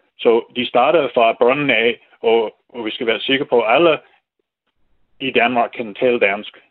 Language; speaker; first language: Danish; non-native, fluent; English